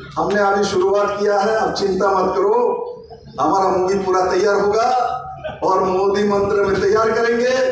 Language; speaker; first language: Hindi; non-native, local second language; Bangla